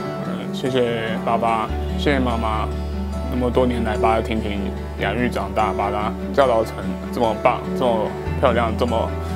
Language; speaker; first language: Chinese; native; Chinese